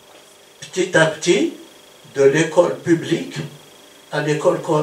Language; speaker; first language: French; non-native, local second language; Kabyle